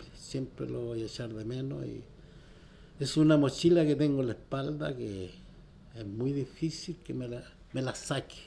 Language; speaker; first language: Spanish; native; Spanish